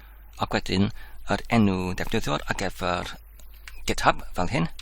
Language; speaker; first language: Welsh; non-native, learner; English